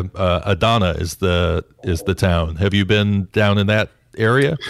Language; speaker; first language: English; native; English